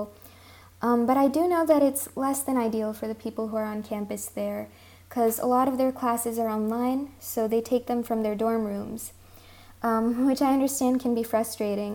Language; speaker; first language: English; early bilingual, other home language; Hindi